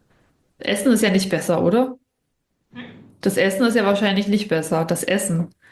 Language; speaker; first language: German; native; German